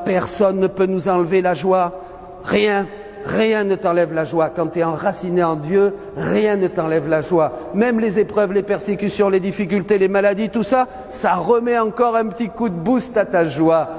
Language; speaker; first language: French; native; French